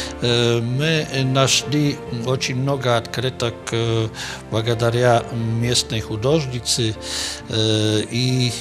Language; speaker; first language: Russian; non-native, learner; Polish